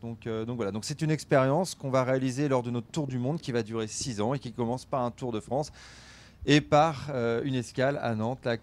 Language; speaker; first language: French; native; French